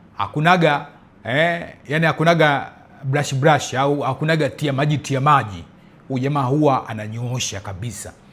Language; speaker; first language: Swahili; early bilingual, heritage; Swahili